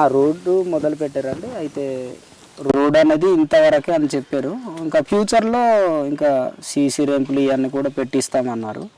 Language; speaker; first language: Telugu; non-native, local second language; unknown